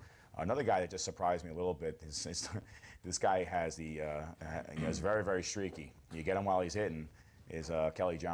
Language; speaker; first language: English; native; English